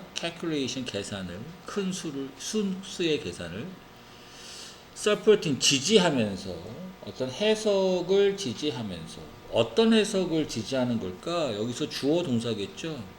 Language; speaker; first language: Korean; native; Korean